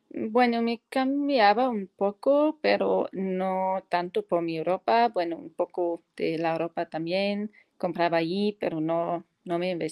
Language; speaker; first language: Spanish; non-native, fluent; German